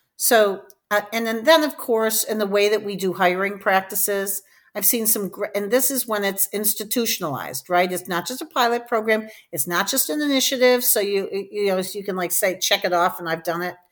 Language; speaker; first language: English; native; English